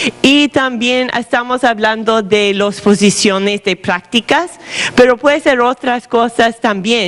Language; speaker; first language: Spanish; non-native, fluent; English